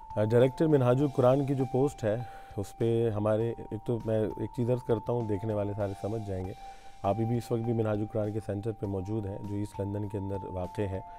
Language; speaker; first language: Urdu; non-native, local second language; Punjabi